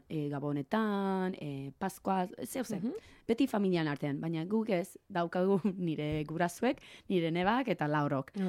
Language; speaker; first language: Basque; non-native, learner; English